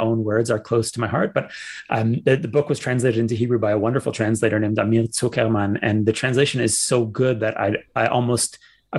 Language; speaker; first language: English; native; English